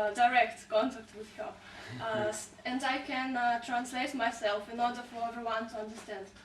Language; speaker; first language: English; non-native, fluent; Russian